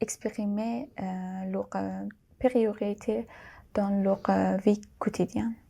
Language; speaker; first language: French; non-native, fluent; Persian